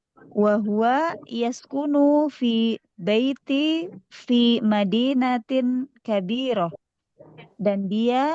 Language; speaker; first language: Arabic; non-native, learner; Indonesian